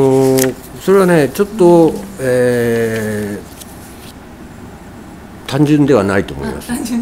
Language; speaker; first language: Japanese; native; Japanese